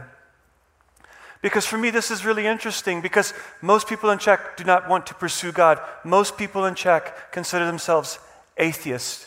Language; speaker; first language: English; non-native, fluent; Czech